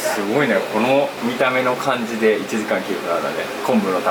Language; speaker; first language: Japanese; native; Japanese